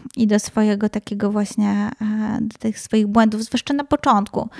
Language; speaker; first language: Polish; native; Polish